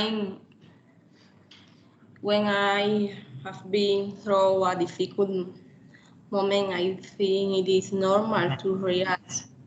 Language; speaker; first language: English; non-native, learner; Spanish